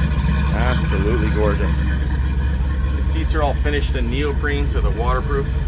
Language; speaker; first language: English; native; English